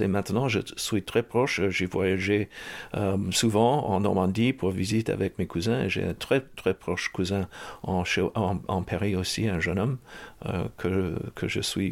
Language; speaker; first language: French; early bilingual, heritage; English